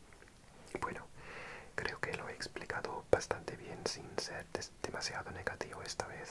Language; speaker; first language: Spanish; non-native, fluent; English